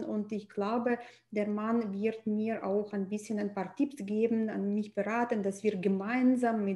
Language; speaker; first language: German; non-native, fluent; Russian